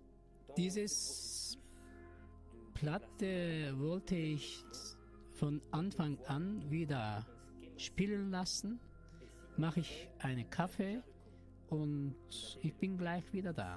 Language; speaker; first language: German; non-native, learner; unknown